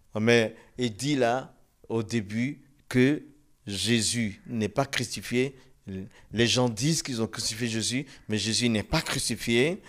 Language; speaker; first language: French; non-native, local second language; Dyula